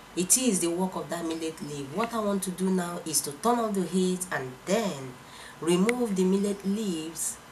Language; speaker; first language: English; non-native, local second language; Igbo